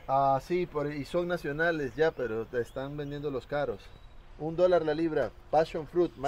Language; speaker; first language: Spanish; native; Spanish